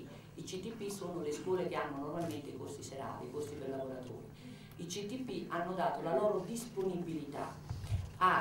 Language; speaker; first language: Italian; native; Italian